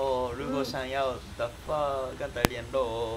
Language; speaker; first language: Chinese; non-native, fluent; Japanese